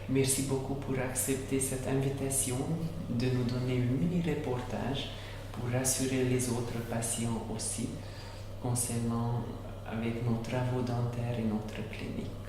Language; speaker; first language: French; non-native, learner; Hungarian